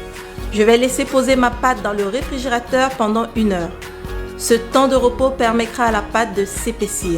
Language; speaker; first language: French; native; French